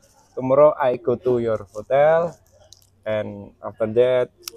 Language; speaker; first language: English; non-native, learner; Javanese